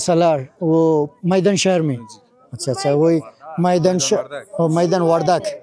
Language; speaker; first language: Hindi; non-native, local second language; Bangla